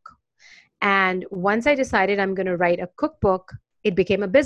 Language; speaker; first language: English; non-native, local second language; Hindi